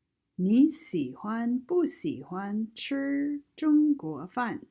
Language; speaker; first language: Chinese; non-native, fluent; English